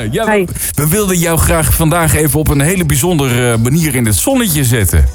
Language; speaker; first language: Dutch; native; Dutch